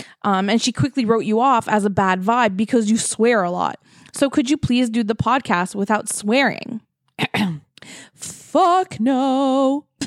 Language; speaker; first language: English; early bilingual, other home language; Persian